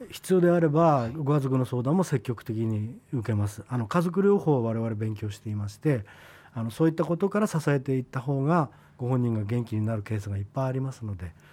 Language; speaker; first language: Japanese; native; Japanese